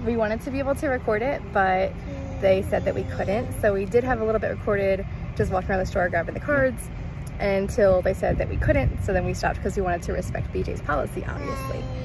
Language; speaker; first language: English; early bilingual, other home language; Spanish